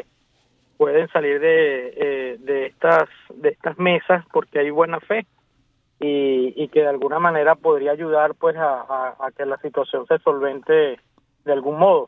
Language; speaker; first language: Spanish; native; Spanish